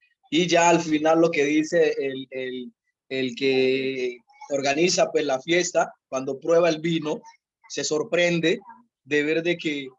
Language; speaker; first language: Spanish; native; Spanish